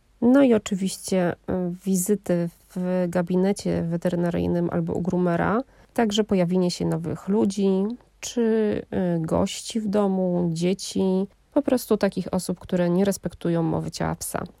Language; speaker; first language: Polish; native; Polish